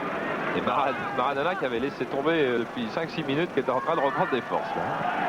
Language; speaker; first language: French; native; French